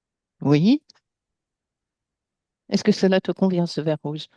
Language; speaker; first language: French; native; French